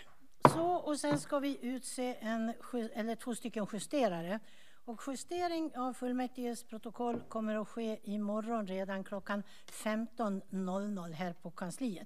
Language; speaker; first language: Swedish; native; Swedish